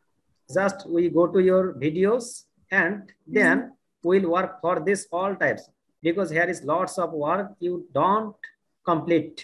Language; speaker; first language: English; non-native, learner; Bangla